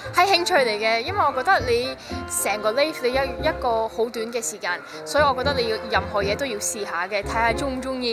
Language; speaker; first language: Cantonese; early bilingual, heritage; Cantonese